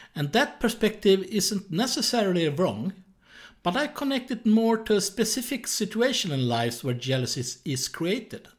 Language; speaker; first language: English; non-native, fluent; Swedish